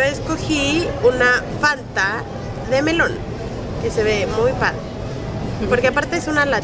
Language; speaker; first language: Spanish; native; Spanish